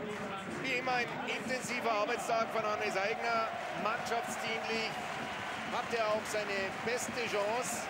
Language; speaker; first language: German; native; German